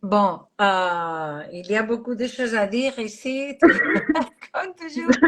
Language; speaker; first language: French; non-native, fluent; Catalan